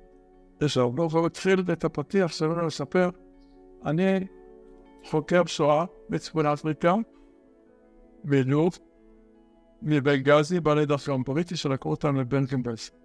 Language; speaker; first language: Hebrew; early bilingual, other home language; Arabic